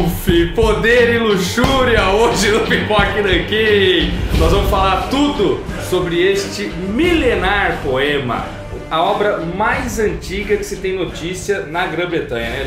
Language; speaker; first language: Portuguese; native; Portuguese